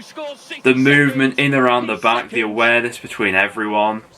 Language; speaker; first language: English; native; English